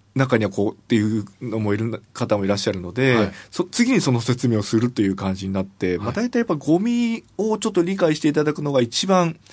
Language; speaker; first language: Japanese; native; Japanese